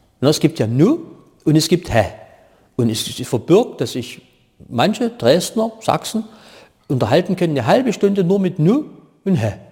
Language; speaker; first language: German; native; German